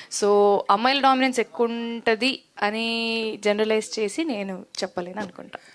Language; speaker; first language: Telugu; native; Telugu